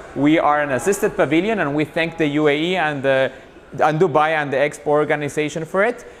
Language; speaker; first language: English; non-native, fluent; Spanish